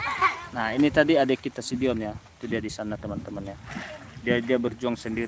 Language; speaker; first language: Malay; non-native, local second language; Nias